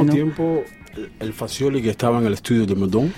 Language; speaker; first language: French; non-native, learner; Spanish